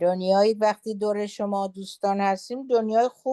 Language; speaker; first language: Persian; native; Persian